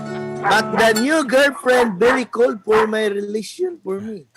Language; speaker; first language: English; non-native, learner; Cebuano